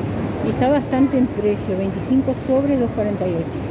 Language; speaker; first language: Spanish; native; Spanish